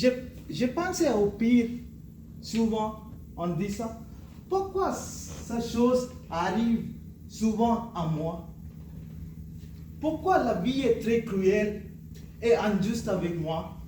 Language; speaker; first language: French; non-native, learner; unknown